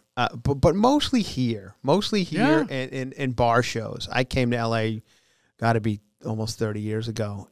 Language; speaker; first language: English; native; English